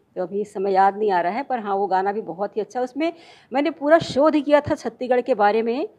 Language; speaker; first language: Hindi; non-native, local second language; Chhattisgarhi